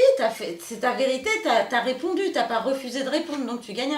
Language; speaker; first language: French; native; French